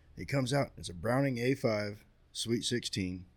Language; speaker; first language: English; native; English